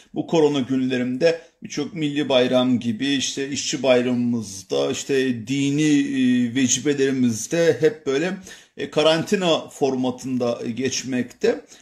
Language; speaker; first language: Turkish; native; Turkish